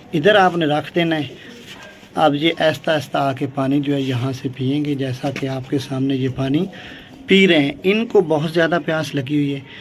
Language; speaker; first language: Urdu; native; Urdu